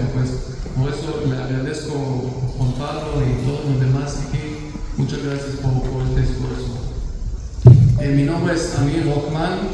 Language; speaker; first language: Spanish; non-native, fluent; Hebrew